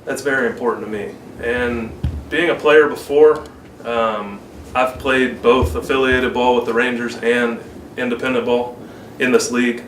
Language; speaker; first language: English; native; English